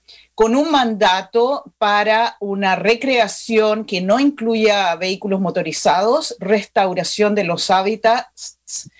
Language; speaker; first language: Spanish; native; Spanish